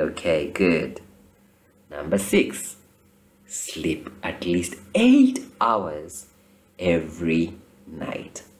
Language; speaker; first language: English; non-native, fluent; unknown